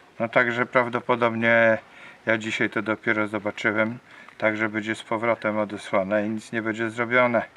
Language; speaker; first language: Polish; native; Polish